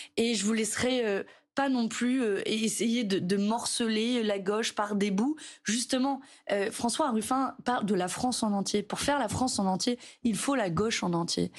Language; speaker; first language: French; native; French